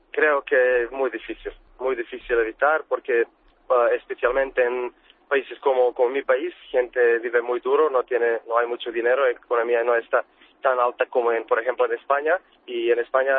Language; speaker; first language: Spanish; non-native, fluent; Serbian